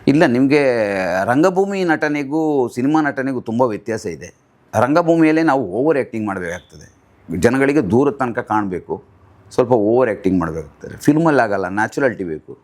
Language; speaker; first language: Kannada; non-native, local second language; Tulu